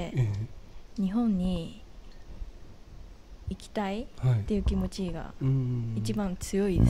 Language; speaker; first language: Japanese; non-native, fluent; Vietnamese